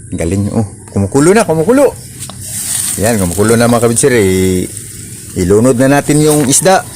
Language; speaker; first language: Filipino; native; Filipino